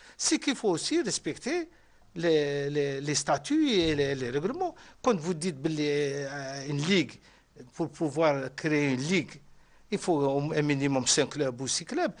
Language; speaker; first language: French; non-native, local second language; Arabic